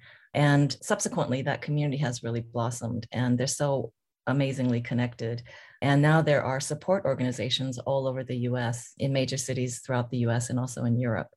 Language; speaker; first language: English; early bilingual, other home language; Korean